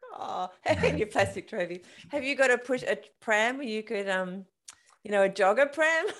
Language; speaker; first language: English; native; English